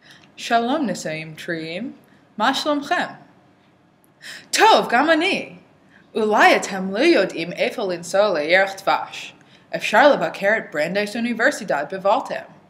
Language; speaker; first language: Hebrew; non-native, learner; English